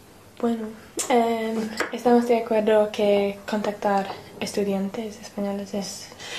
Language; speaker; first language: Spanish; non-native, learner; English